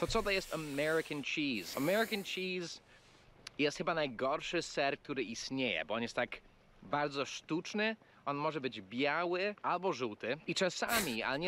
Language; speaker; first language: Polish; non-native, fluent; English